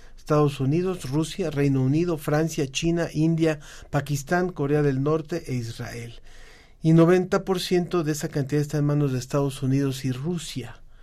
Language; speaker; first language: Spanish; native; Spanish